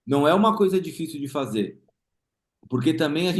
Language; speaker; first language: Portuguese; native; Portuguese